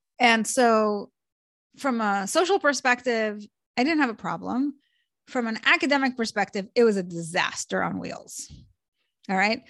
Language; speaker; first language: English; early bilingual, other home language; Hebrew